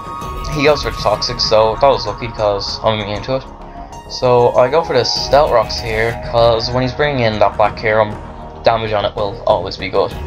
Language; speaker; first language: English; native; English